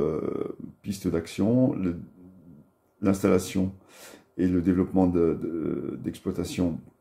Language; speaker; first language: French; native; French